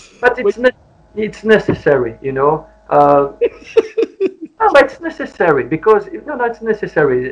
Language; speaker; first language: English; non-native, learner; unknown